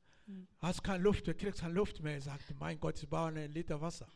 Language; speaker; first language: German; non-native, learner; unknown